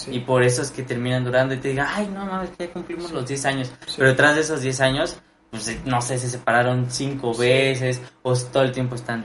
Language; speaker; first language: Spanish; native; Spanish